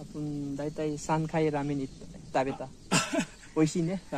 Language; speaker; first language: Japanese; non-native, learner; Nepali